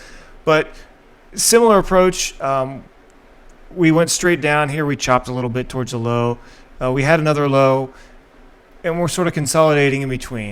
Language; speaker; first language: English; native; English